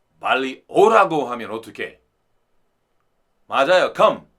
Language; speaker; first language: Korean; non-native, fluent; English